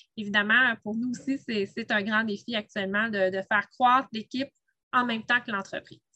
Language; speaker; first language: French; native; French